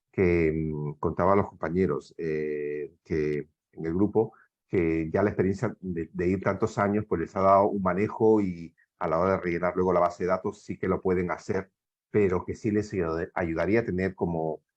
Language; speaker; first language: Spanish; native; Spanish